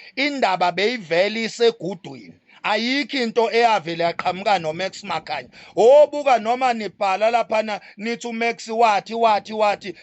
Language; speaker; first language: Zulu; native; Zulu